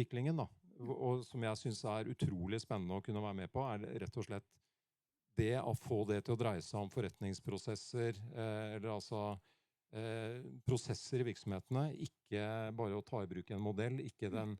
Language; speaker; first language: Norwegian; native; Norwegian